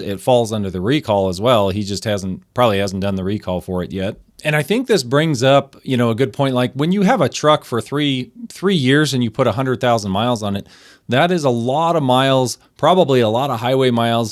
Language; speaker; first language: English; native; English